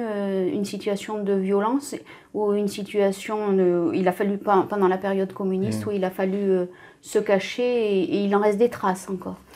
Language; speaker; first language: French; native; French